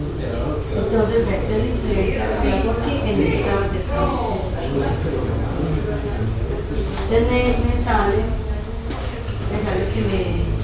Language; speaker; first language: Spanish; native; Spanish